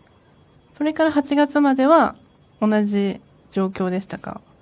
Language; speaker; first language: Japanese; native; Japanese